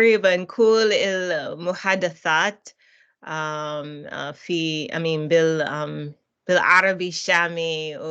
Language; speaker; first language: Arabic; non-native, learner; English